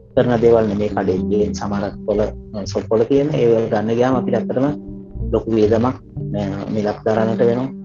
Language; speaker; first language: Sinhala; non-native, local second language; Tamil